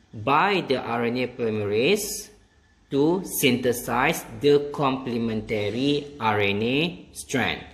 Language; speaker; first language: English; non-native, local second language; Malay